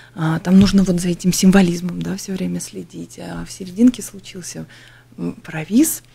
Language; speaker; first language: Russian; native; Russian